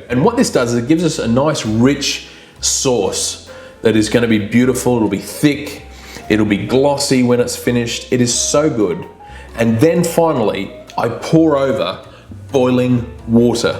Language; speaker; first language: English; native; English